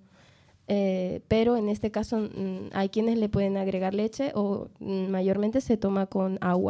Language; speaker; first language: Spanish; native; Spanish